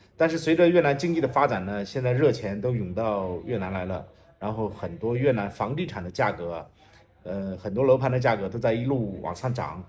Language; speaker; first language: Chinese; native; Chinese